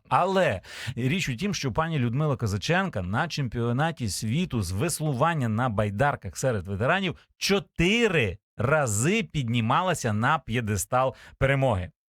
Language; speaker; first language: Ukrainian; native; Ukrainian